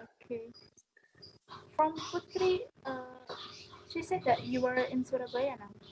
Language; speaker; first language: English; non-native, learner; Indonesian